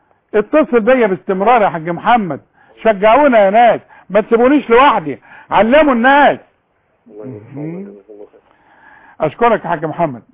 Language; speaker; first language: Arabic; native; Arabic